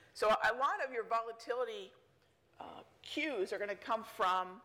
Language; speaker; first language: English; native; English